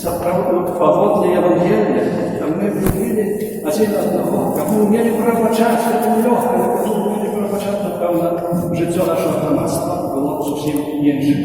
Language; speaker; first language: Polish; non-native, fluent; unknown